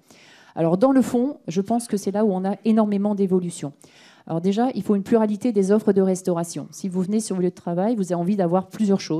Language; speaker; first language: French; native; French